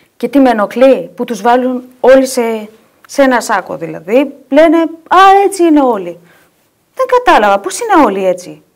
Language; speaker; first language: Greek; non-native, fluent; Albanian